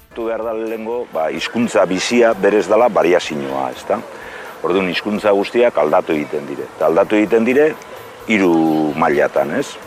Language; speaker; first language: Basque; native; Basque